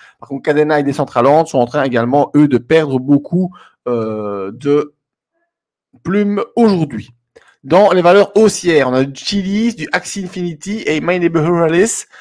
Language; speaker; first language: French; native; French